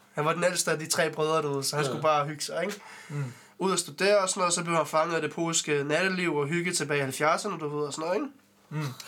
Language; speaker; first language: Danish; early bilingual, other home language; Arabic